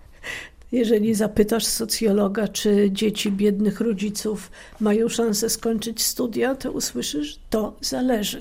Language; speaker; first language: Polish; native; Polish